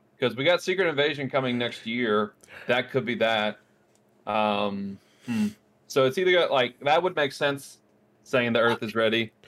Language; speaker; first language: English; native; English